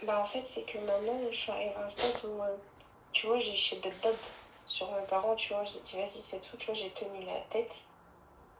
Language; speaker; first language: French; native; French